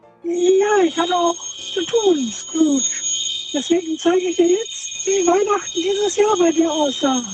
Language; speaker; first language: German; native; German